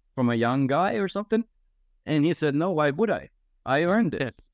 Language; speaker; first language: English; non-native, fluent; Swedish